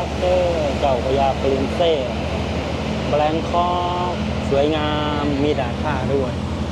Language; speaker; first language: Thai; non-native, local second language; Lao